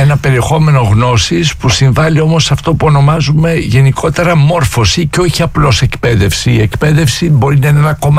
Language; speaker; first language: Greek; native; Greek